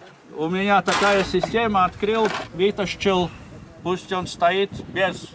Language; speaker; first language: Russian; non-native, learner; Latvian